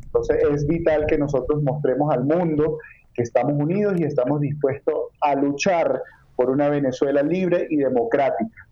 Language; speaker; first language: Spanish; native; Spanish